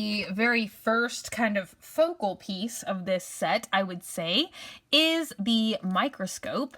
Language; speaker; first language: English; native; English